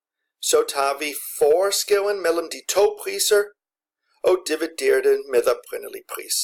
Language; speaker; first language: Danish; non-native, fluent; English